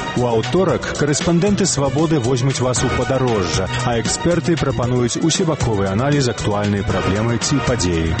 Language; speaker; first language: Belarusian; native; Belarusian